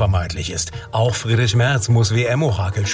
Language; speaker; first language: German; native; German